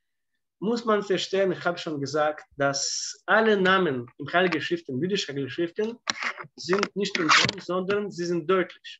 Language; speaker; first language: German; non-native, fluent; Russian